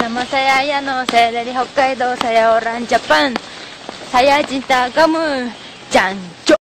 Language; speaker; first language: Indonesian; non-native, learner; Japanese